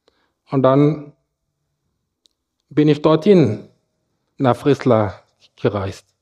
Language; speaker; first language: German; non-native, fluent; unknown